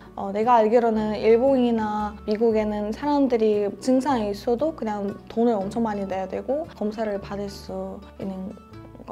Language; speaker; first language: Korean; non-native, fluent; Russian